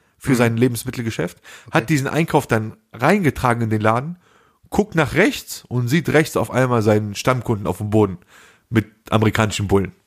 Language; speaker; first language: German; early bilingual, other home language; Turkish